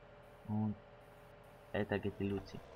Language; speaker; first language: German; native; German